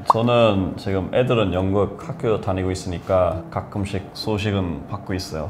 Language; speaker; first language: Korean; non-native, fluent; English